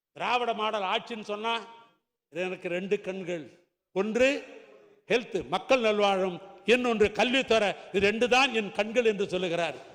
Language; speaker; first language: Tamil; native; Tamil